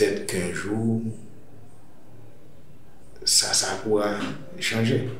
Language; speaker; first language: French; non-native, local second language; Haitian Creole